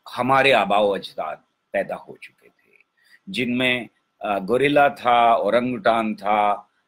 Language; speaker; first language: Hindi; native; Hindi